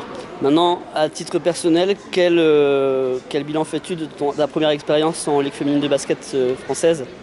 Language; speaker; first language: French; native; French